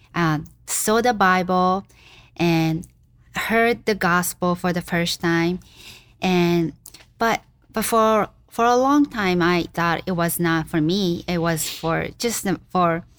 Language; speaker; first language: English; non-native, fluent; Japanese